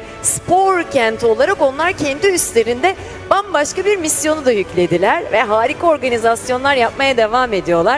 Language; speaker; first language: Turkish; native; Turkish